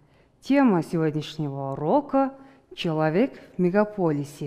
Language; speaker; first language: Russian; non-native, fluent; Mongolian